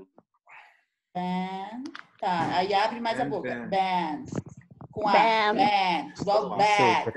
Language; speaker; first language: Portuguese; native; Portuguese